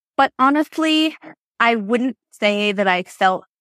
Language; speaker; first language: English; native; English